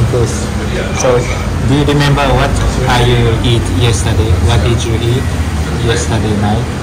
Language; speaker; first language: English; non-native, learner; Japanese